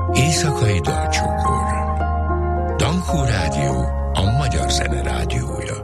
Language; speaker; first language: Hungarian; native; Hungarian